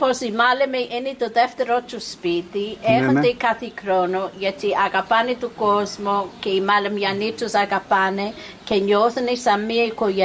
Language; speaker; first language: Greek; non-native, fluent; English